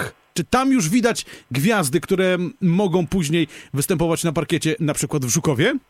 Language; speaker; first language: Polish; native; Polish